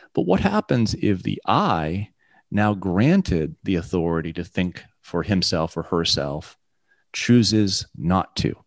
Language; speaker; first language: English; native; English